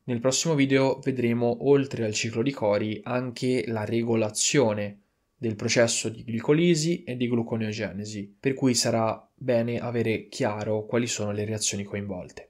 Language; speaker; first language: Italian; native; Italian